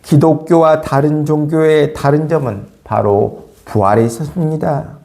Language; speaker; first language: Korean; native; Korean